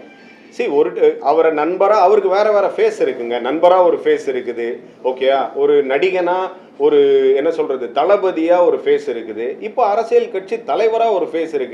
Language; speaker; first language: Tamil; native; Tamil